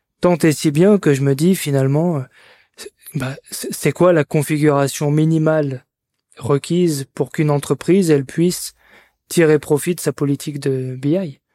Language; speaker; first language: French; native; French